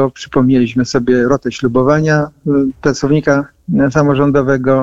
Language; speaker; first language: Polish; native; Polish